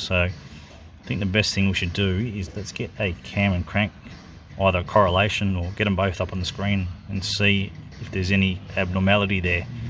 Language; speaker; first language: English; native; English